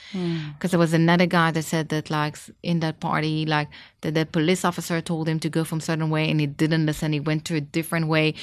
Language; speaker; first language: English; non-native, fluent; Hebrew